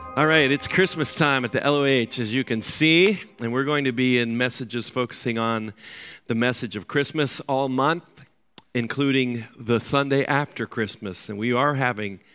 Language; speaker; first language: English; native; English